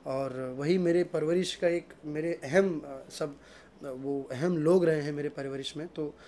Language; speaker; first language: Hindi; native; Hindi